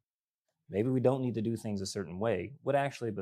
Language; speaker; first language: English; native; English